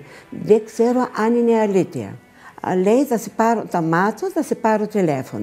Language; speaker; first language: Greek; non-native, learner; Bulgarian